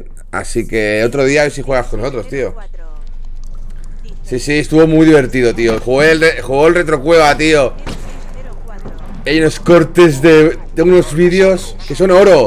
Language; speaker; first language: Spanish; native; Spanish